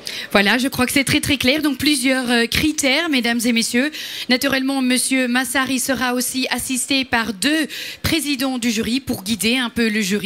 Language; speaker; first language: French; native; French